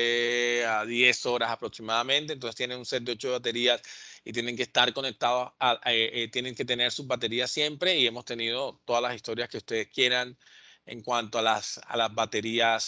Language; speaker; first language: Spanish; native; Spanish